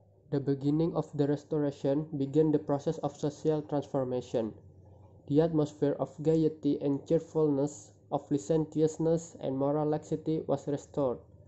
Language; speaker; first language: English; non-native, fluent; Indonesian